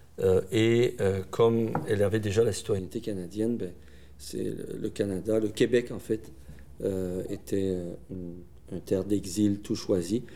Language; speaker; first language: French; early bilingual, other home language; Persian